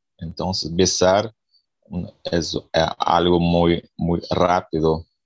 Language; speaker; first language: Spanish; non-native, fluent; Portuguese